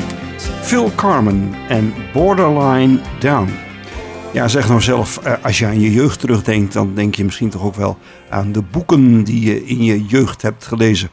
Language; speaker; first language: Dutch; native; Dutch